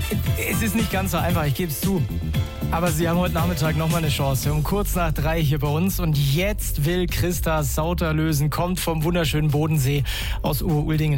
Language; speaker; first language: German; native; German